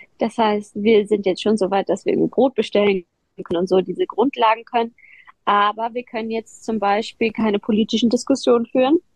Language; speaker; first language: German; native; German